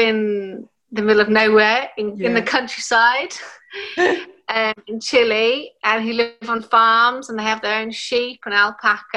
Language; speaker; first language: English; native; English